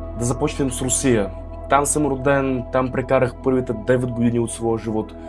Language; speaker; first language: Bulgarian; early bilingual, other home language; Russian